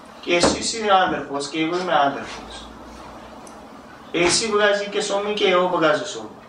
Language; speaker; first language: Greek; non-native, learner; Urdu